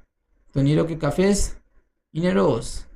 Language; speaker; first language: Greek; non-native, learner; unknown